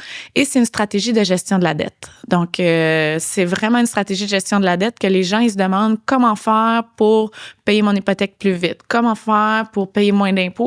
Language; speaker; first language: French; native; French